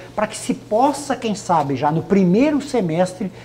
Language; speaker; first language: Portuguese; native; Portuguese